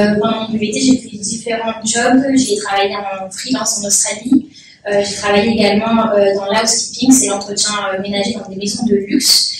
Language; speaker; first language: French; native; French